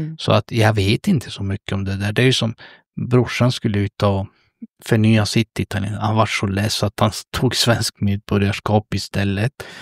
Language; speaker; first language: Swedish; early bilingual, other home language; Spanish